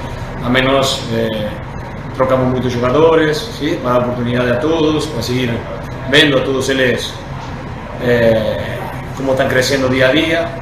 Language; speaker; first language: Portuguese; non-native, learner; Spanish